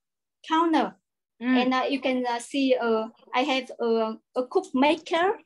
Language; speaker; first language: English; non-native, learner; Vietnamese